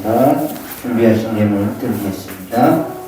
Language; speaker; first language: Korean; native; Korean